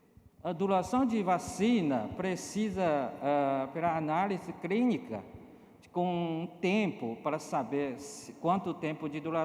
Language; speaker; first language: Portuguese; non-native, learner; Chinese